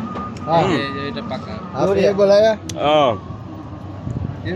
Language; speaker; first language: Hindi; non-native, learner; Sinhala